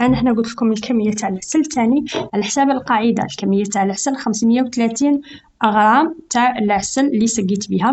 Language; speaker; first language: Arabic; native; Arabic